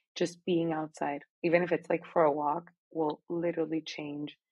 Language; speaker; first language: English; non-native, fluent; Spanish